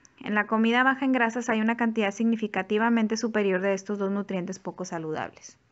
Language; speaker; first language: Spanish; native; Spanish